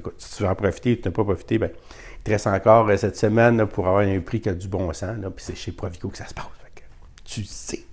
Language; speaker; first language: French; native; French